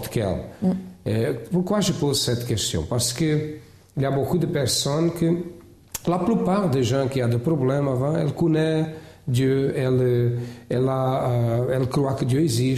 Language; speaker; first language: French; non-native, fluent; Portuguese